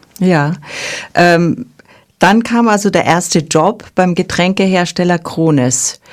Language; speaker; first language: German; native; German